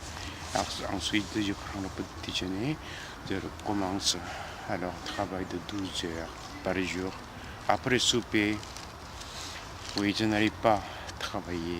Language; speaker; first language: French; non-native, fluent; Korean